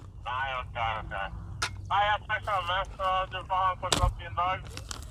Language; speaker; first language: Norwegian; non-native, learner; Thai